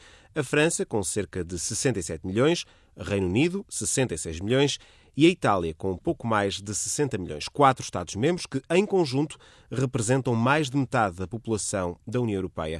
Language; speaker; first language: Portuguese; native; Portuguese